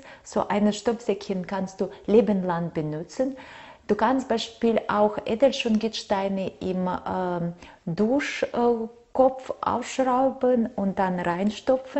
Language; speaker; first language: German; non-native, fluent; Russian